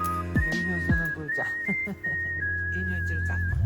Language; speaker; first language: Japanese; native; Japanese